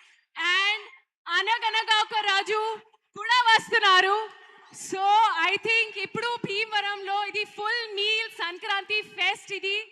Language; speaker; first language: Telugu; non-native, local second language; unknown